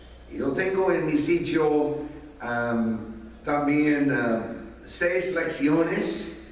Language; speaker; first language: Spanish; non-native, fluent; English